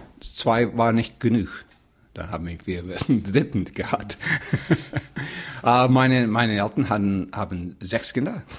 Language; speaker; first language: German; early bilingual, heritage; Plautdietsch